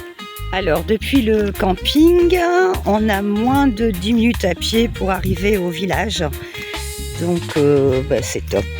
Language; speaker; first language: French; native; French